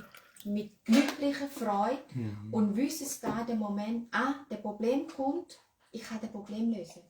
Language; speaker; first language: German; non-native, learner; Thai